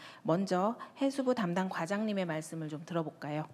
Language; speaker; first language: Korean; native; Korean